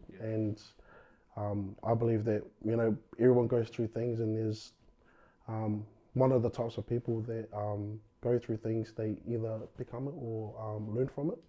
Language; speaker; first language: English; native; English